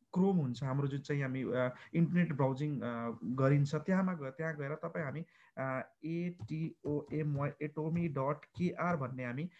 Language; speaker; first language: Nepali; non-native, local second language; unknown